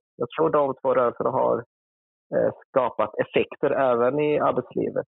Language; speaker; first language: Swedish; early bilingual, other home language; Vietnamese